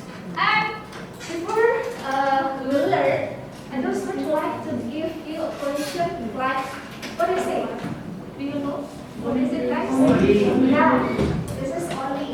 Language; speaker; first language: English; non-native, learner; Indonesian